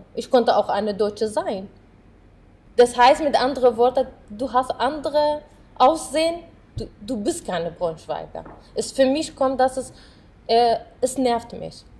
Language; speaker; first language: German; non-native, fluent; Arabic